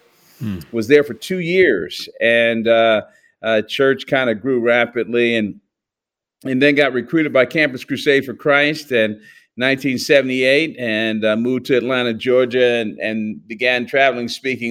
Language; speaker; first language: English; native; English